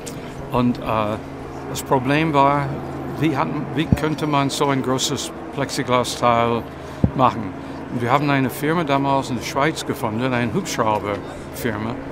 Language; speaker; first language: German; non-native, fluent; English